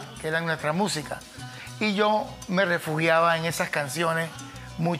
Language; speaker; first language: Spanish; native; Spanish